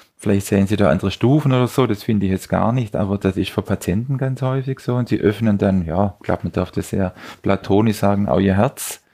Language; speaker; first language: German; native; German